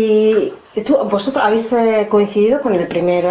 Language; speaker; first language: Spanish; native; Spanish